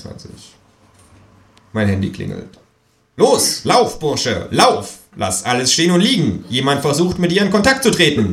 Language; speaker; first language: German; native; German